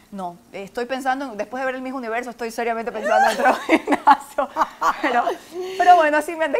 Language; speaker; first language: Spanish; native; Spanish